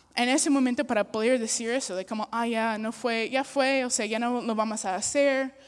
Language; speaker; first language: Spanish; non-native, fluent; English